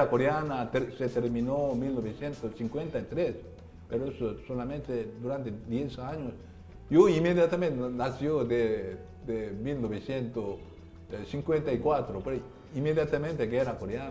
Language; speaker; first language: Spanish; non-native, learner; Korean